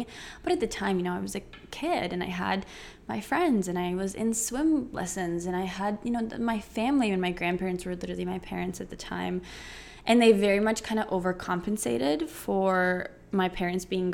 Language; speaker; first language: English; early bilingual, other home language; Ukrainian